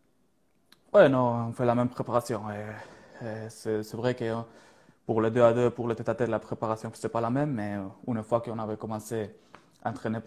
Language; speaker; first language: French; non-native, learner; Spanish